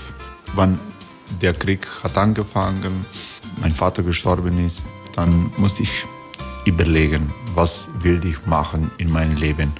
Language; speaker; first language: German; non-native, fluent; Croatian